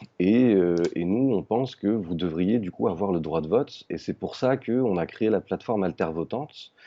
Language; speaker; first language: French; native; French